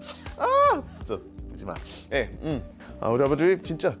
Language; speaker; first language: Korean; non-native, learner; English